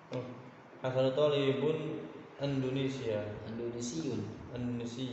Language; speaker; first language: Arabic; non-native, learner; Indonesian